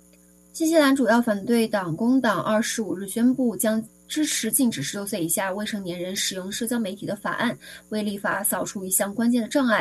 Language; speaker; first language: Chinese; native; Chinese